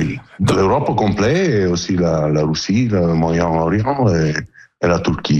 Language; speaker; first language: French; non-native, learner; Italian